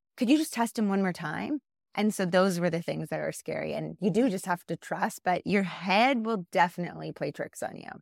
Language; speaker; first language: English; native; English